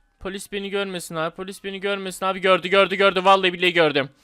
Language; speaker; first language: Turkish; native; Turkish